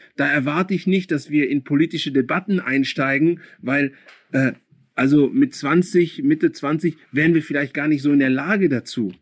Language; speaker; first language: German; early bilingual, other home language; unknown